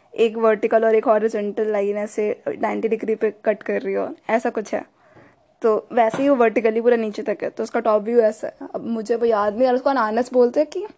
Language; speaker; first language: Hindi; native; Hindi